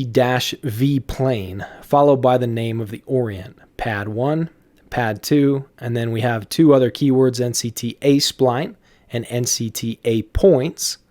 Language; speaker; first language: English; native; English